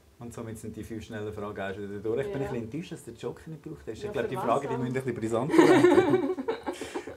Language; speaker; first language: German; native; German